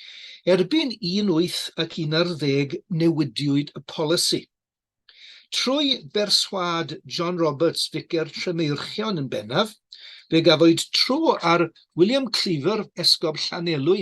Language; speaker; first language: Welsh; native; Welsh